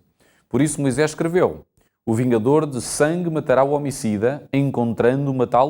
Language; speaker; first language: Portuguese; native; Portuguese